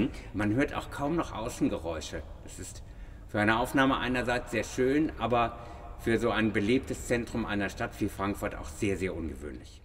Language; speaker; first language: German; native; German